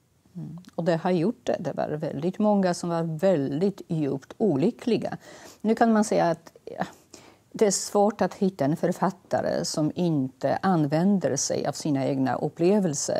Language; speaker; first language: Swedish; non-native, fluent; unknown